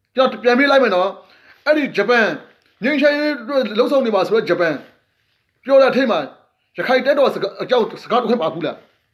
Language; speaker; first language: Burmese; non-native, local second language; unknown